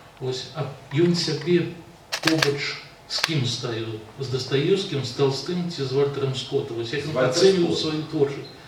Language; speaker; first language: Belarusian; native; Belarusian